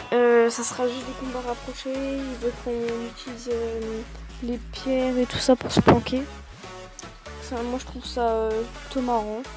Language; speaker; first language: French; native; French